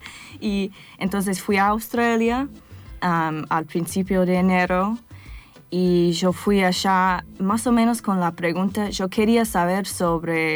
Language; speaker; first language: Spanish; non-native, fluent; English